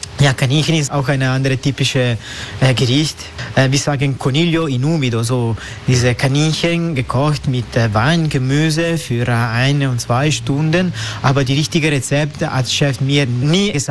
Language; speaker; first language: German; non-native, learner; Italian